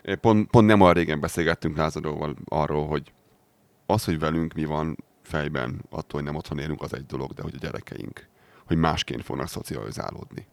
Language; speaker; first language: Hungarian; native; Hungarian